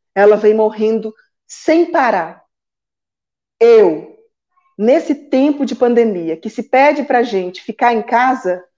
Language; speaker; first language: Portuguese; native; Portuguese